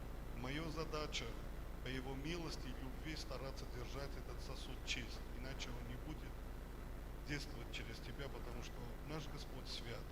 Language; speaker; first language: Russian; non-native, fluent; Armenian